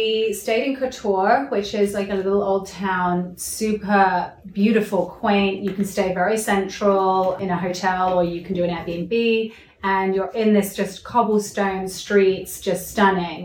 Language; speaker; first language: English; native; English